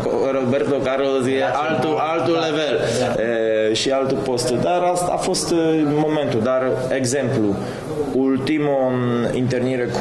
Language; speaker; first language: Romanian; non-native, fluent; Polish